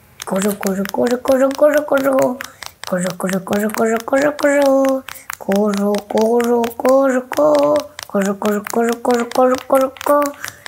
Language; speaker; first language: Spanish; native; Spanish